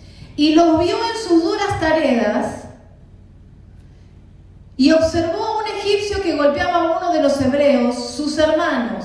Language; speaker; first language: Spanish; native; Spanish